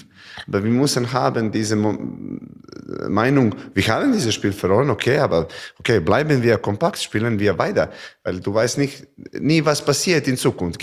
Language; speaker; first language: German; non-native, learner; Serbian